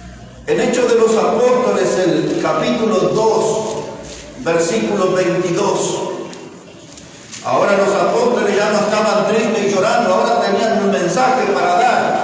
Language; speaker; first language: Spanish; native; Spanish